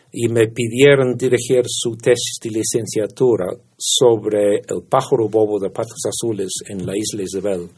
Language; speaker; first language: Spanish; non-native, fluent; English